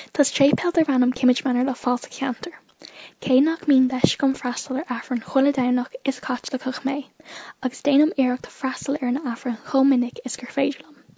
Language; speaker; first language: Irish; non-native, local second language; English